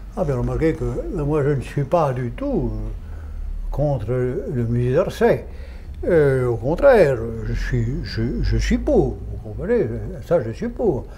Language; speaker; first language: French; native; French